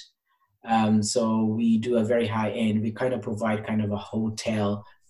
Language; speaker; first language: English; non-native, fluent; Portuguese